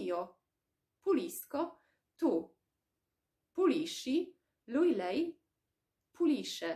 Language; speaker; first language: Italian; non-native, fluent; Polish